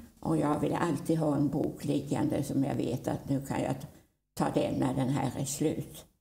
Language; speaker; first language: Swedish; native; Swedish